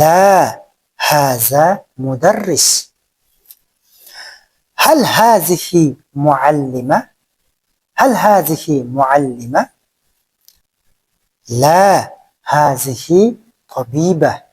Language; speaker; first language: Arabic; non-native, fluent; Kyrgyz